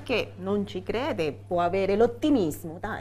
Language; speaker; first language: Italian; non-native, fluent; Spanish